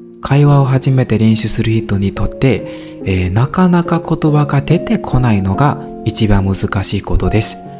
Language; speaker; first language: Japanese; non-native, learner; Burmese